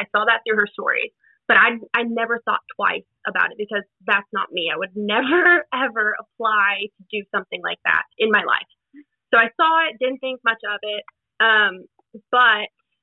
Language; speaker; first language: English; native; English